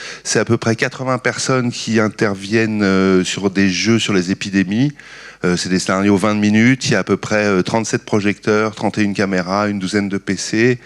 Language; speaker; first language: French; native; French